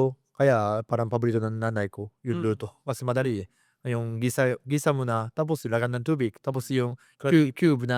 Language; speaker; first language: Filipino; non-native, learner; Japanese